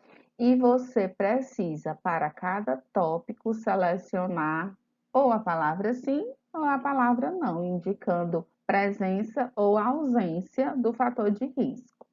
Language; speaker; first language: Portuguese; native; Portuguese